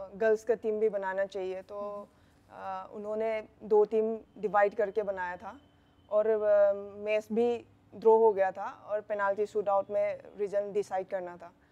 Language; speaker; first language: Hindi; non-native, local second language; Manipuri